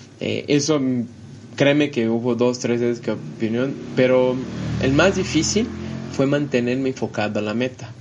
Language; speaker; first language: Spanish; non-native, fluent; Portuguese